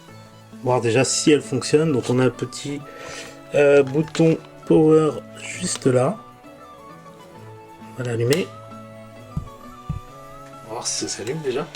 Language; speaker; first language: French; native; French